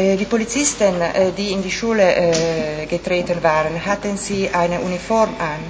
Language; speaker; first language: German; non-native, fluent; Italian